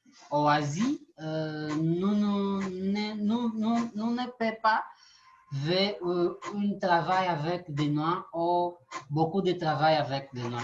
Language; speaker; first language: French; non-native, learner; Portuguese